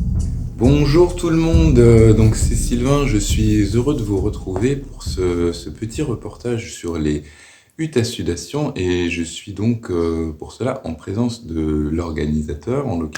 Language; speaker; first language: French; native; French